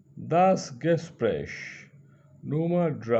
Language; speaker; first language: German; non-native, fluent; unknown